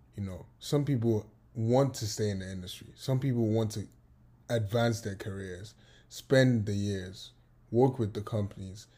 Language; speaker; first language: English; non-native, local second language; Yoruba